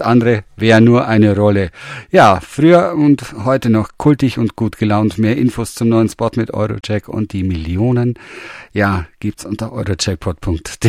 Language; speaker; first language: German; native; German